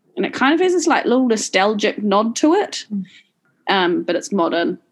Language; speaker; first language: English; native; English